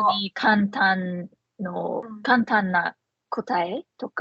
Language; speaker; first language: Japanese; non-native, fluent; English